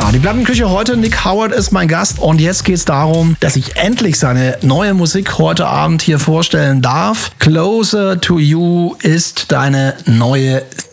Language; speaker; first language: German; native; German